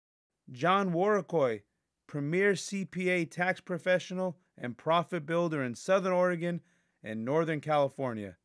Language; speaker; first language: English; native; English